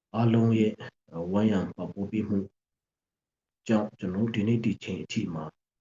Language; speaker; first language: Burmese; non-native, local second language; Hakha Chin